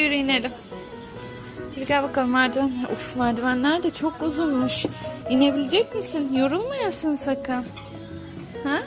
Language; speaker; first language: Turkish; native; Turkish